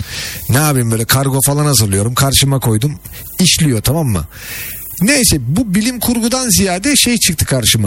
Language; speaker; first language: Turkish; native; Turkish